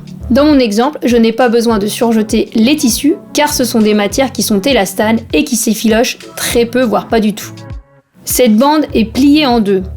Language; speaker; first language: French; native; French